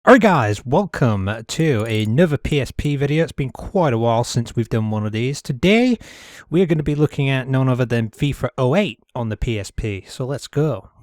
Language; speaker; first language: English; native; English